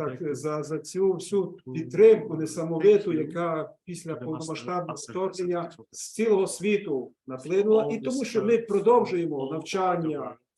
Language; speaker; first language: Ukrainian; native; Ukrainian